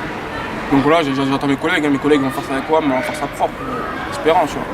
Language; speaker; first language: French; native; French